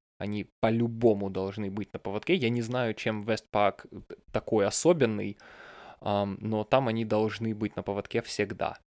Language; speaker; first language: Russian; native; Russian